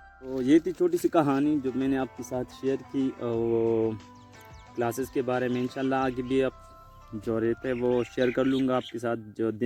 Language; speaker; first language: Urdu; non-native, local second language; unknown